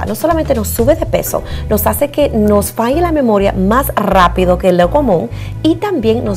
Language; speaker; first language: Spanish; native; Spanish